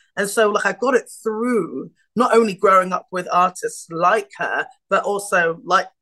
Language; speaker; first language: English; native; English